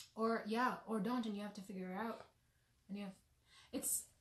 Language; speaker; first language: English; non-native, fluent; Arabic